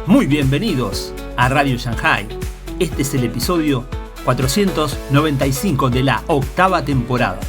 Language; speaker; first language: Spanish; native; Spanish